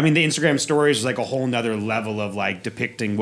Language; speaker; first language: English; native; English